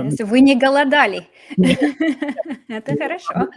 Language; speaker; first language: Russian; non-native, fluent; English